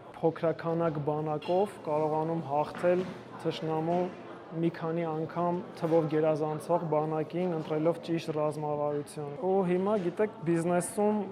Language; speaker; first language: Armenian; native; Armenian